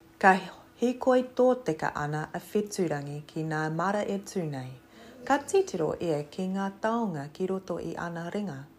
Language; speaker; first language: Māori; non-native, local second language; English